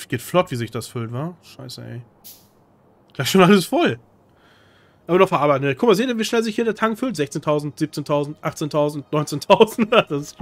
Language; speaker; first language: German; native; German